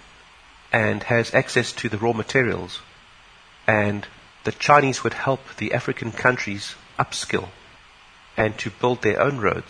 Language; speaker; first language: English; native; English